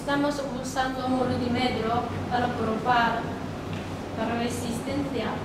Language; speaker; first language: Spanish; non-native, learner; Chinese